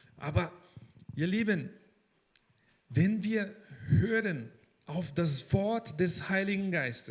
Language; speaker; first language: German; non-native, fluent; Portuguese